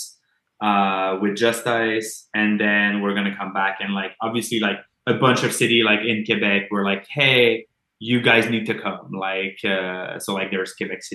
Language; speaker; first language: English; non-native, fluent; French